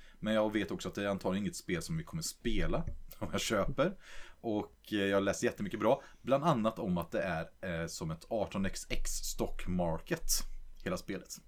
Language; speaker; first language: Swedish; native; Swedish